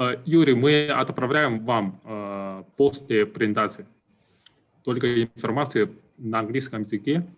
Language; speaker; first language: Russian; non-native, fluent; Chinese